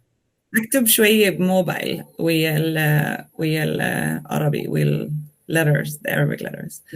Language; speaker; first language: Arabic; non-native, learner; Swedish